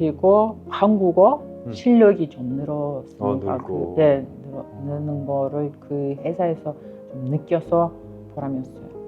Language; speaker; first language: Korean; non-native, fluent; Kyrgyz